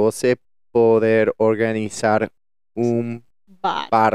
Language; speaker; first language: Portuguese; non-native, learner; English